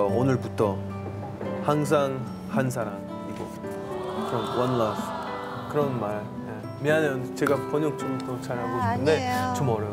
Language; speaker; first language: Korean; non-native, learner; English